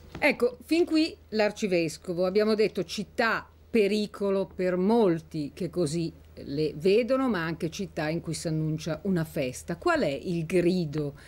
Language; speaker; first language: Italian; native; Italian